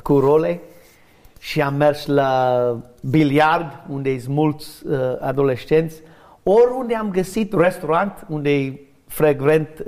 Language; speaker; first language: Romanian; non-native, learner; English